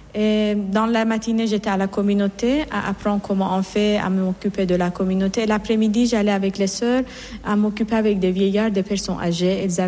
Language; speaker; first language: French; non-native, fluent; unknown